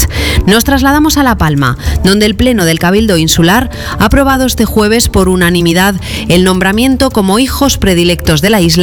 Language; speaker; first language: Spanish; native; Spanish